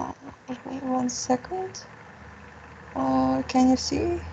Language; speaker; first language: English; non-native, fluent; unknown